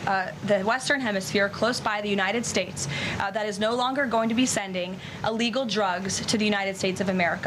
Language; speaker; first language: English; native; English